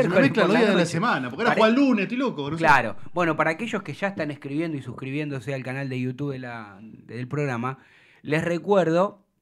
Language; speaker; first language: Spanish; native; Spanish